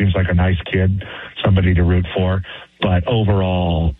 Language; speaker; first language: English; native; English